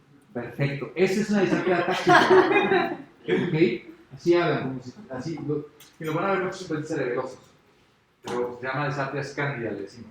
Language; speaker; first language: Spanish; native; Spanish